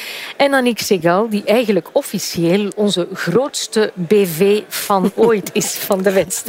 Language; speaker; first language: Dutch; native; Dutch